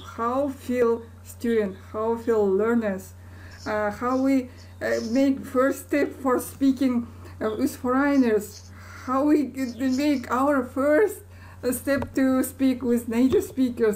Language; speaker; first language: English; non-native, learner; Kazakh